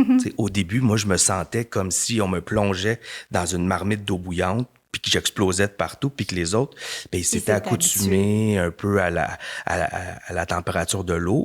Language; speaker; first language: French; native; French